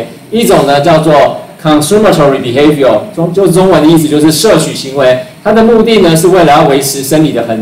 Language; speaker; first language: Chinese; native; Chinese